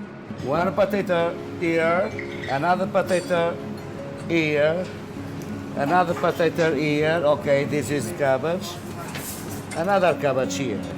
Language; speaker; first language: English; non-native, learner; Portuguese